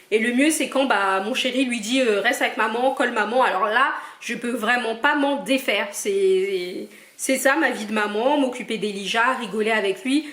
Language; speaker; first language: French; early bilingual, other home language; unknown